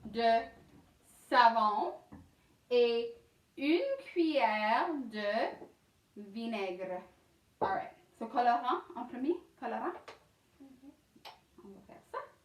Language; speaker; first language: French; non-native, learner; English